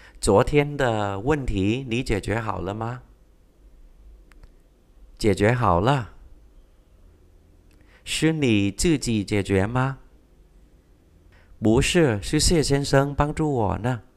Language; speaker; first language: Chinese; non-native, fluent; Vietnamese